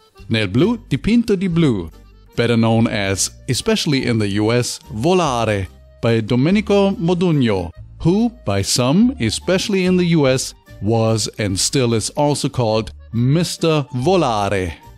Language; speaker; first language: English; non-native, fluent; German